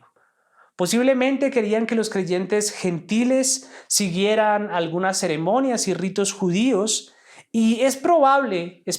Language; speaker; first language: Spanish; native; Spanish